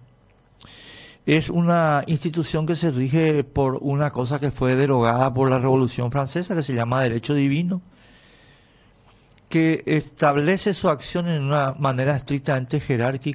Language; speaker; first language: Spanish; native; Spanish